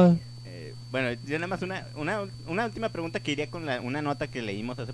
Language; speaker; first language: Spanish; native; Spanish